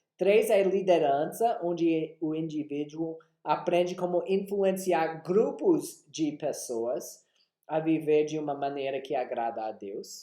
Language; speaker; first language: Portuguese; non-native, fluent; English